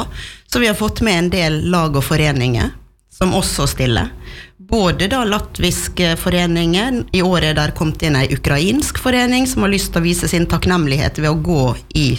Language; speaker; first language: Norwegian; native; Norwegian